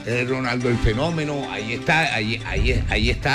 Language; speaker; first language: Spanish; native; Spanish